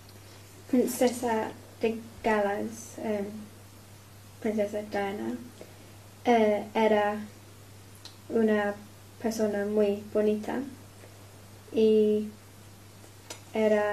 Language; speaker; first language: Spanish; non-native, learner; English